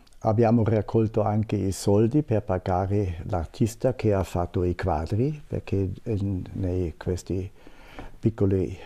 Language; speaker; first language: Italian; non-native, fluent; German